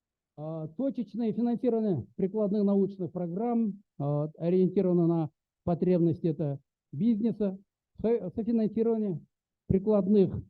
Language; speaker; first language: Russian; native; Russian